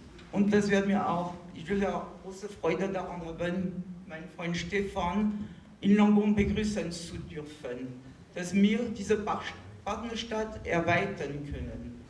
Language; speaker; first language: German; non-native, fluent; French